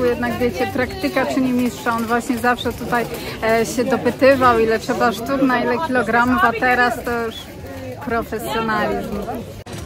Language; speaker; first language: Polish; native; Polish